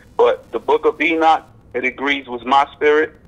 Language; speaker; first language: English; native; English